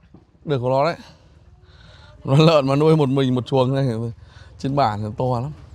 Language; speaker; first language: Vietnamese; native; Vietnamese